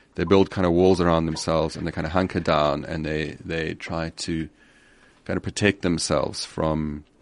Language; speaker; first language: English; native; English